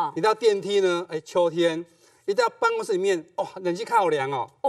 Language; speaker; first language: Chinese; native; Chinese